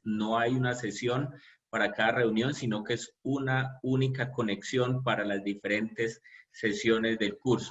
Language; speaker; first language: Spanish; native; Spanish